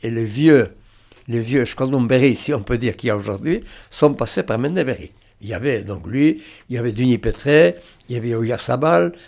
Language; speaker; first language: French; non-native, local second language; Basque